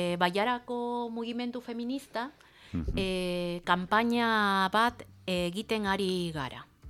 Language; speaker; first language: Basque; non-native, learner; Spanish